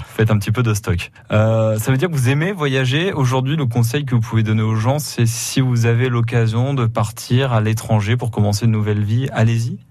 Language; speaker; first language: French; non-native, fluent; German